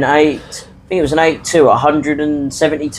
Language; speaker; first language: English; native; English